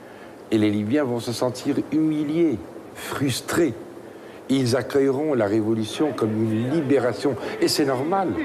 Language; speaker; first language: French; native; French